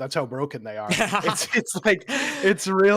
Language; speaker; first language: English; native; English